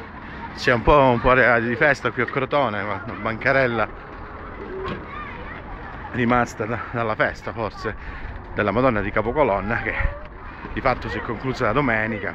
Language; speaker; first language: Italian; native; Italian